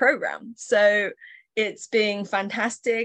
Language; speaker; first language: English; early bilingual, other home language; Chinese